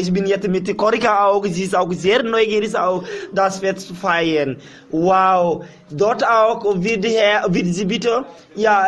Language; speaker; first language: German; non-native, learner; Bambara